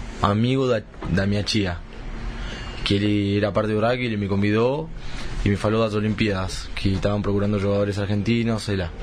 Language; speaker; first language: Portuguese; early bilingual, heritage; Spanish